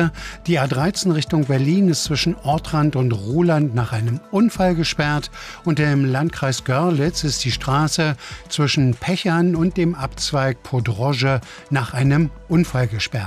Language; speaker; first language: German; native; German